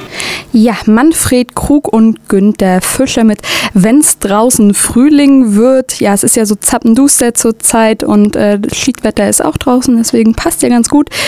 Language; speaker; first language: German; native; German